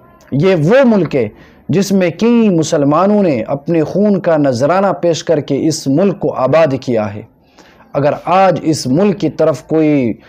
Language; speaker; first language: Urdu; non-native, local second language; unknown